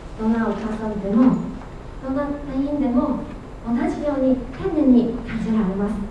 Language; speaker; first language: Japanese; non-native, fluent; Chinese